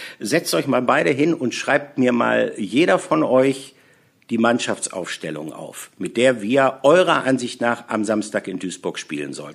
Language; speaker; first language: German; native; German